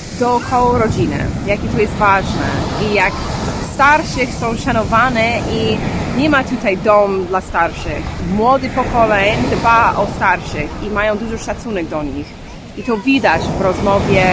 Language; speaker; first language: Polish; non-native, learner; English